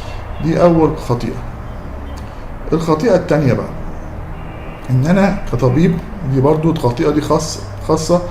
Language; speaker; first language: Arabic; native; Arabic